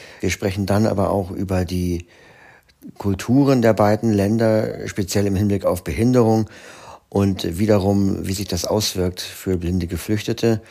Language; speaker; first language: German; native; German